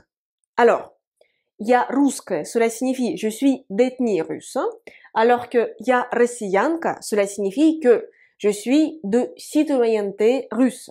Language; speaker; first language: French; non-native, fluent; Russian